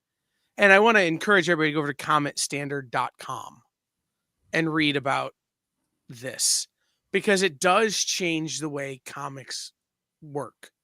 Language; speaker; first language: English; native; English